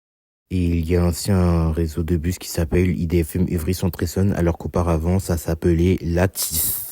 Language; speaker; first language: French; native; French